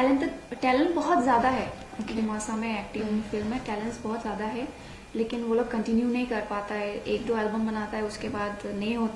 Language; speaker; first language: Hindi; non-native, local second language; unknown